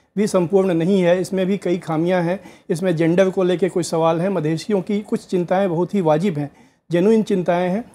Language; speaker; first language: Hindi; native; Hindi